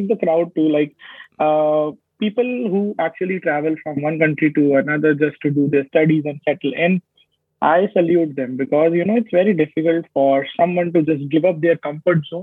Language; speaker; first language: English; non-native, local second language; Hindi